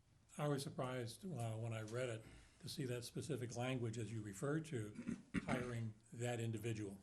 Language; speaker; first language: English; native; English